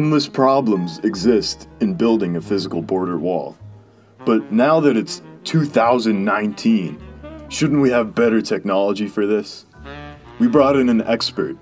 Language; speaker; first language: English; native; English